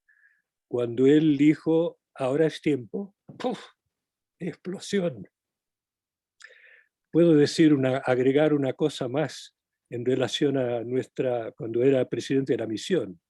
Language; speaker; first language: Spanish; non-native, fluent; English